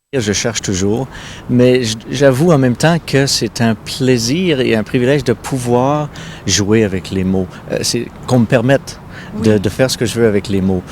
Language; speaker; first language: French; non-native, local second language; English